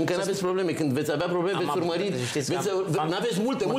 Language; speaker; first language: Romanian; native; Romanian